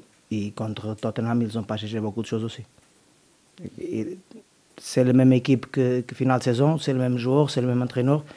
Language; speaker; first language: French; non-native, learner; Portuguese